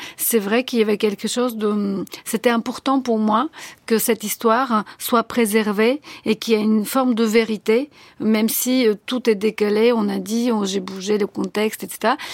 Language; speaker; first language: French; non-native, fluent; Bulgarian